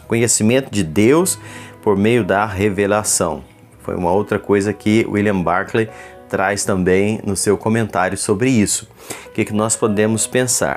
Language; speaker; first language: Portuguese; native; Portuguese